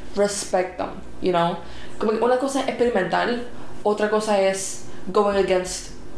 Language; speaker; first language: English; non-native, local second language; Spanish